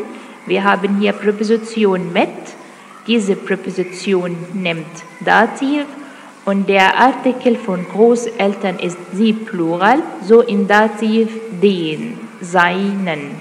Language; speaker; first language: German; non-native, fluent; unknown